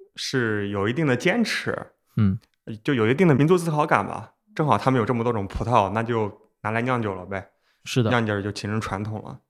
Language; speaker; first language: Chinese; native; Chinese